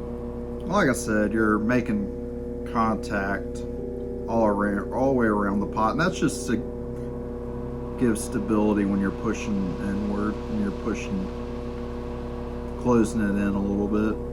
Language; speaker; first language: English; native; English